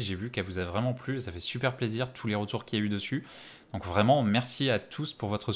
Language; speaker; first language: French; native; French